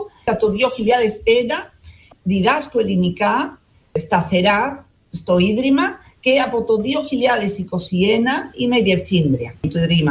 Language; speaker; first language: Greek; non-native, fluent; Spanish